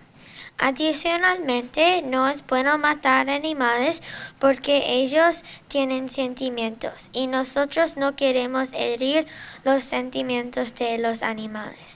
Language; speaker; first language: Spanish; non-native, learner; English